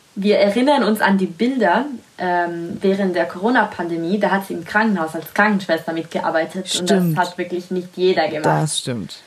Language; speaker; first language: German; non-native, fluent; Italian